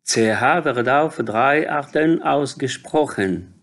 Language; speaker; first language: German; non-native, fluent; Arabic